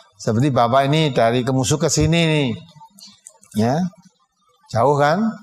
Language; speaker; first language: Indonesian; non-native, local second language; Javanese